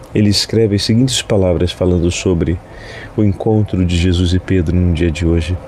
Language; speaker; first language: Portuguese; native; Portuguese